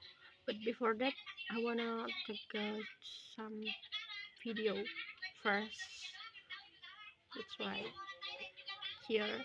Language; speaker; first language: English; non-native, learner; Indonesian